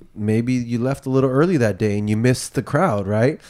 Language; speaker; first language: English; native; English